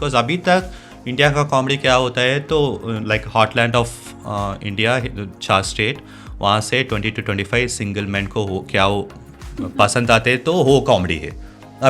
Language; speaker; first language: Hindi; non-native, local second language; Tamil